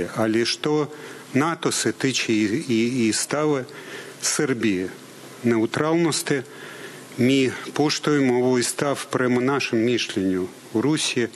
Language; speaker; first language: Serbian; non-native, fluent; Russian